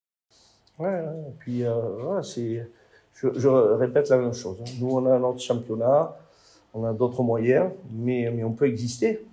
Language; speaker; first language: French; native; French